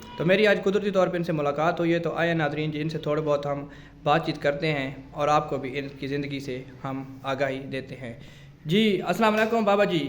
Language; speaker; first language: Urdu; non-native, local second language; Punjabi